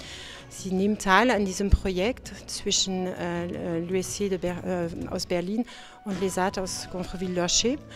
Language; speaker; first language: German; non-native, fluent; French